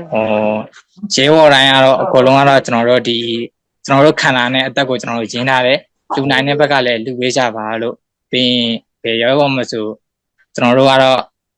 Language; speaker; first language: Burmese; native; Burmese